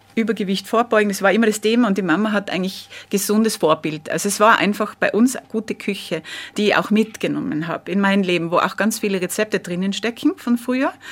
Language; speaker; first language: German; native; German